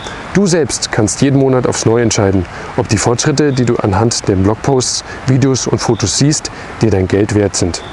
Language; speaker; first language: German; native; German